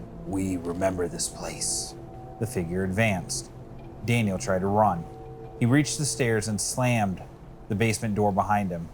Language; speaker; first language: English; native; English